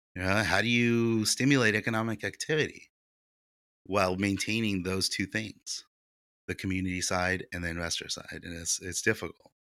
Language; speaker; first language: English; early bilingual, other home language; Russian